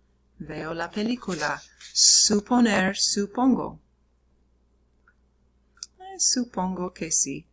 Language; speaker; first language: Spanish; non-native, fluent; English